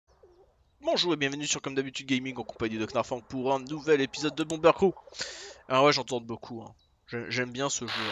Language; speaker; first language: French; native; French